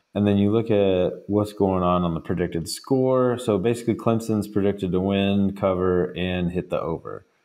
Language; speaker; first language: English; native; English